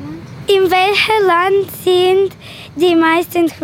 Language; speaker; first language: German; non-native, learner; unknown